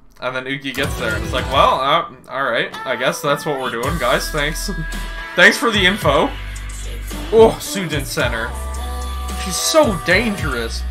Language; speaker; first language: English; native; English